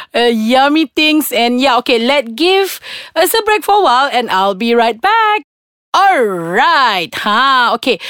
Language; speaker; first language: English; non-native, local second language; Malay